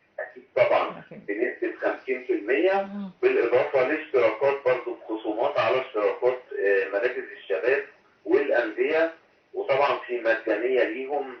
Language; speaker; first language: Arabic; native; Arabic